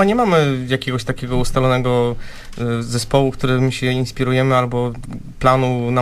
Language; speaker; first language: Polish; native; Polish